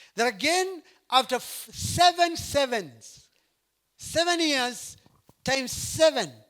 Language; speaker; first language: English; non-native, local second language; Swahili